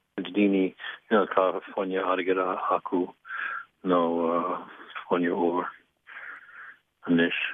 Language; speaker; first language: Irish; non-native, learner; English